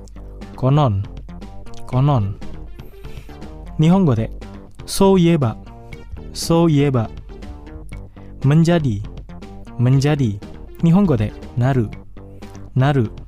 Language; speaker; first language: Japanese; non-native, fluent; Indonesian